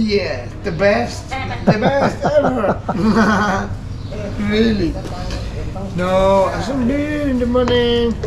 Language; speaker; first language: English; non-native, learner; Italian